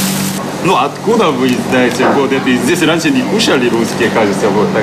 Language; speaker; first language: Russian; non-native, learner; Korean